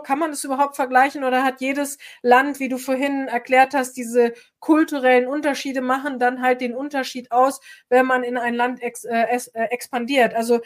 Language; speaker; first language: German; native; German